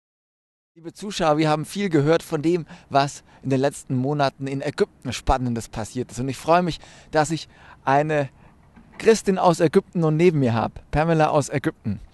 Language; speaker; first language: German; native; German